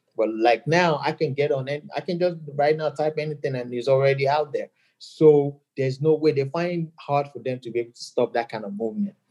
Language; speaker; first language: English; non-native, local second language; Yoruba